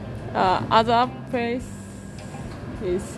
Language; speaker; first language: English; non-native, learner; Japanese